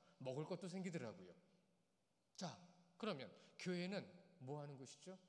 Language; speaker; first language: Korean; native; Korean